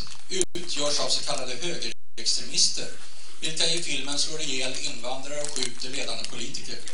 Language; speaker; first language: Swedish; native; Swedish